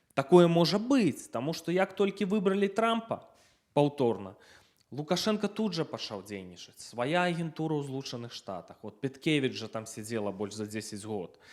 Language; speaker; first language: Belarusian; non-native, local second language; Russian